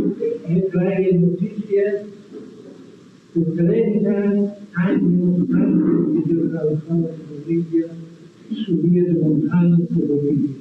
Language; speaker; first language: Spanish; non-native, learner; Persian